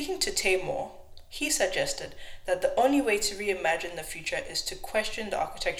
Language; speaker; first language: English; non-native, local second language; Akan